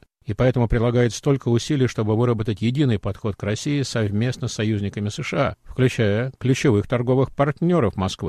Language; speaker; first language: Russian; native; Russian